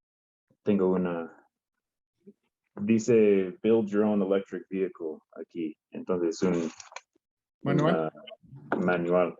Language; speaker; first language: Spanish; non-native, learner; English